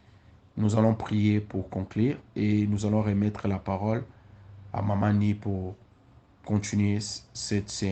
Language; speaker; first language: French; non-native, local second language; Lingala